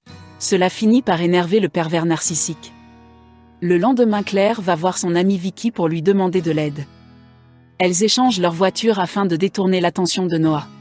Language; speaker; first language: French; non-native, local second language; Haitian Creole